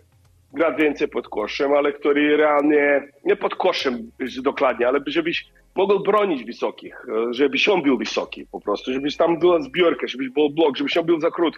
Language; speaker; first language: Polish; non-native, learner; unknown